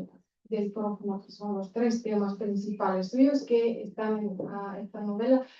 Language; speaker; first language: Spanish; non-native, fluent; Bulgarian